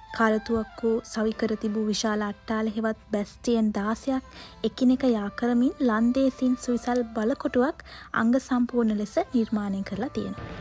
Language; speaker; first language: Sinhala; native; Sinhala